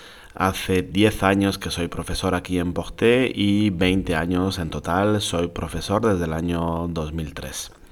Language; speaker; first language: Spanish; non-native, fluent; French